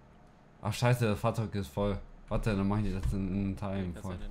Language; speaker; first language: German; native; German